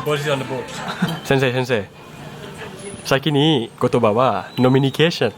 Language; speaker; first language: Japanese; non-native, learner; Thai